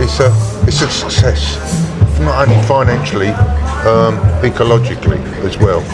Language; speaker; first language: English; native; English